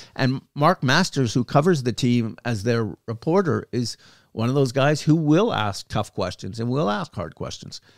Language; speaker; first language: English; native; English